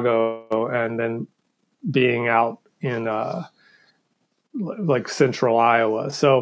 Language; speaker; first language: English; native; English